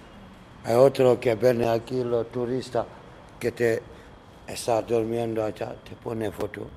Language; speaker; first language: Spanish; non-native, learner; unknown